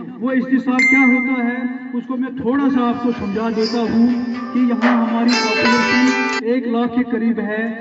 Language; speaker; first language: Urdu; non-native, local second language; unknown